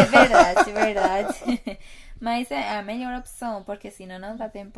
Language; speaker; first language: Portuguese; non-native, fluent; Spanish